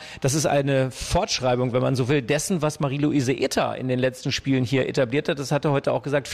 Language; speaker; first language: German; native; German